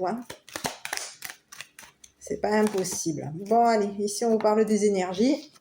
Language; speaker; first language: French; native; French